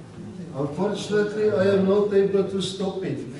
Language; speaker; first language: English; non-native, learner; Czech